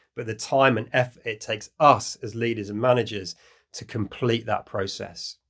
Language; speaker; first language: English; native; English